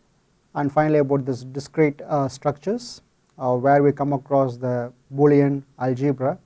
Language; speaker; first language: English; non-native, fluent; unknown